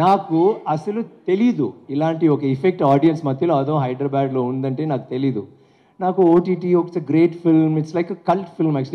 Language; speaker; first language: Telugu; non-native, learner; Tamil